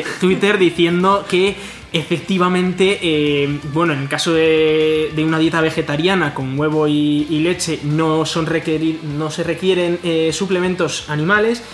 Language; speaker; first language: Spanish; native; Spanish